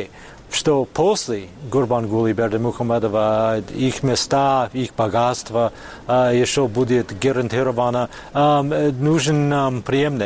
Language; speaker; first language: Russian; non-native, fluent; English